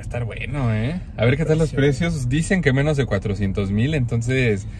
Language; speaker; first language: Spanish; native; Spanish